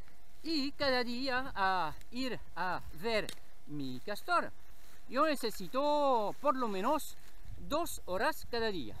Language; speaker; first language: Spanish; non-native, learner; French